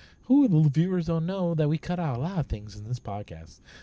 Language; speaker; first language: English; native; English